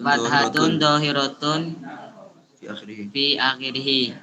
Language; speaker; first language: Arabic; non-native, learner; Indonesian